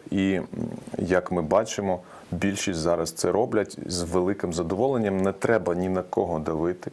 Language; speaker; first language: Ukrainian; non-native, local second language; Russian